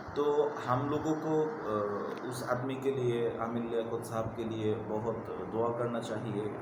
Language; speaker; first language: Hindi; non-native, learner; Bangla